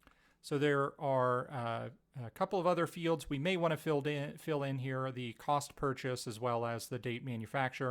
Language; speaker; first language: English; native; English